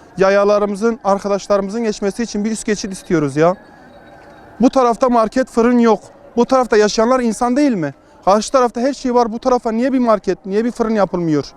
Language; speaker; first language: Turkish; native; Turkish